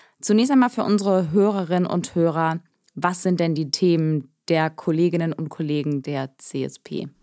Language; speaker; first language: German; native; German